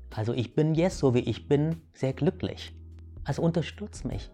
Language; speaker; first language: German; non-native, fluent; Vietnamese